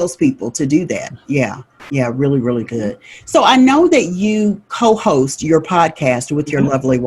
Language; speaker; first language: English; native; English